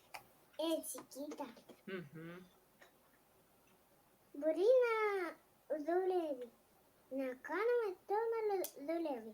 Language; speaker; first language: Greek; non-native, learner; Russian